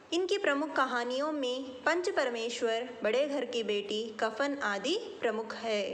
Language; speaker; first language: Hindi; non-native, local second language; Telugu